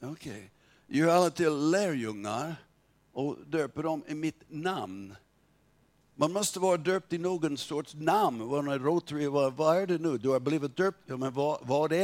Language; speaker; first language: Swedish; non-native, fluent; English